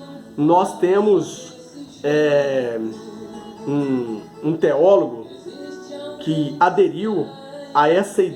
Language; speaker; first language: Portuguese; native; Portuguese